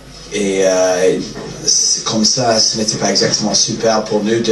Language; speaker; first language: French; non-native, fluent; English